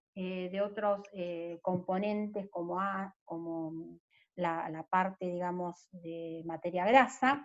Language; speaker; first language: Spanish; native; Spanish